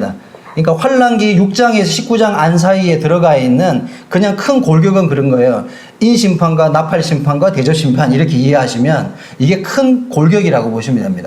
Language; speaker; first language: Korean; native; Korean